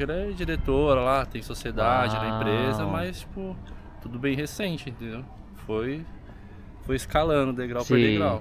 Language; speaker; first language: Portuguese; native; Portuguese